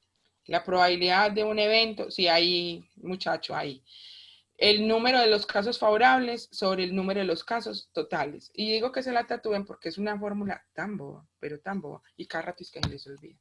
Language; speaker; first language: Spanish; native; Spanish